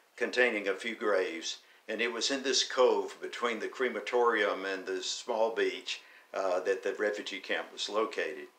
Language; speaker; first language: English; native; English